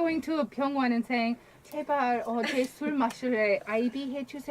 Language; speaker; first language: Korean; non-native, learner; English